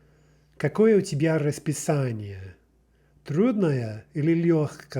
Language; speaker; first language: Russian; non-native, fluent; English